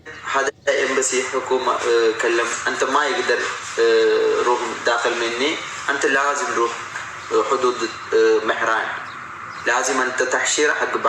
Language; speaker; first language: Arabic; non-native, learner; Malayalam